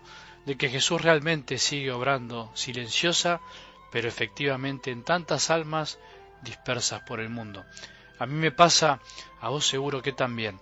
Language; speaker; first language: Spanish; native; Spanish